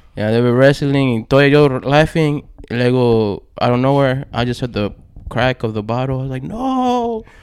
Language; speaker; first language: English; early bilingual, other home language; Spanish